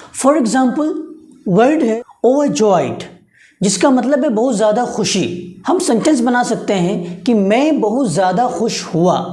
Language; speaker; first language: Urdu; native; Urdu